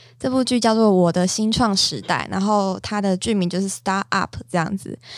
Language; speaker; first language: Chinese; native; Chinese